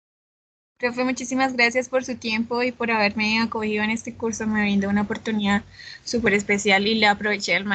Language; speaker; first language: Spanish; native; Spanish